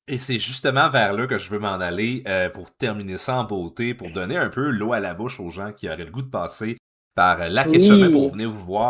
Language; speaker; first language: French; native; French